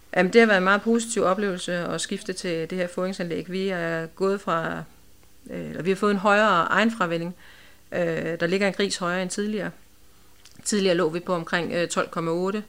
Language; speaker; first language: Danish; native; Danish